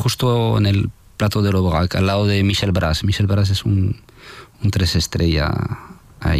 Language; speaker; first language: Spanish; non-native, fluent; French